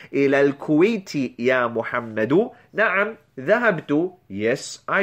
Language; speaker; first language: Arabic; non-native, fluent; English